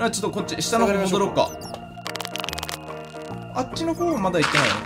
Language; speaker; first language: Japanese; native; Japanese